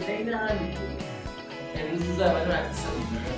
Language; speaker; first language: Persian; native; Persian